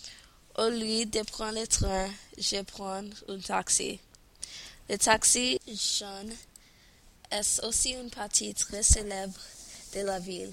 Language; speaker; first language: French; non-native, learner; English